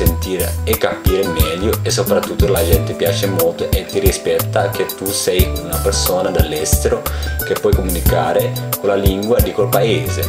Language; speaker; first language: Italian; non-native, learner; Dutch